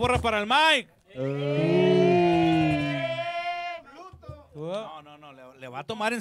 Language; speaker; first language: Spanish; native; Spanish